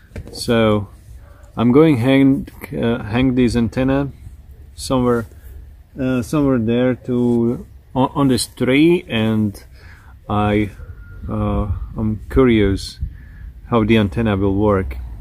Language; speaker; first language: English; non-native, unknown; Slovak